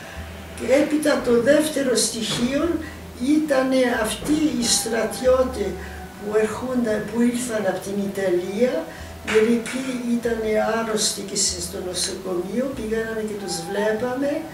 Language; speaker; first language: Greek; early bilingual, heritage; Greek